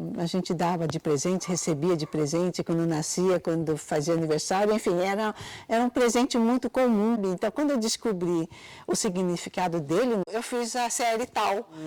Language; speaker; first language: Portuguese; early bilingual, other home language; Cantonese